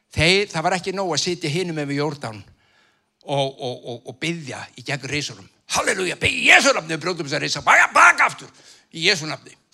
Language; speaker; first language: Icelandic; native; Icelandic